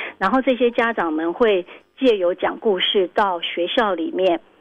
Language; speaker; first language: Chinese; native; Chinese